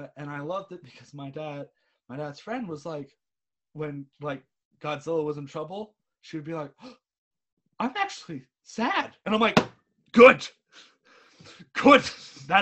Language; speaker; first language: English; native; English